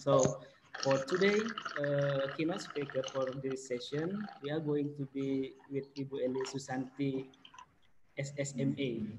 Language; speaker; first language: English; non-native, fluent; Indonesian